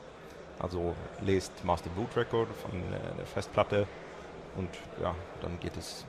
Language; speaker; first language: German; non-native, fluent; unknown